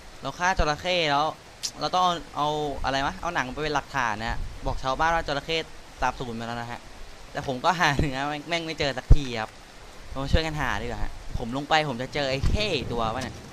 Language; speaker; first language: Thai; native; Thai